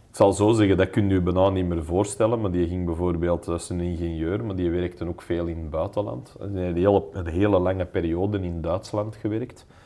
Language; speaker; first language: Dutch; non-native, local second language; English